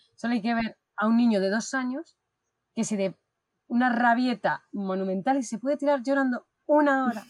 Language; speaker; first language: Spanish; native; Spanish